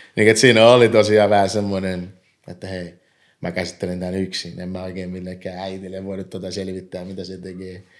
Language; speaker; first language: Finnish; early bilingual, other home language; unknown